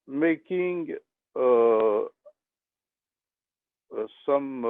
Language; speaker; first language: English; non-native, learner; French